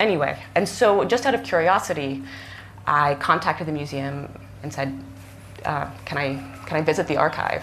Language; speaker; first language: English; native; English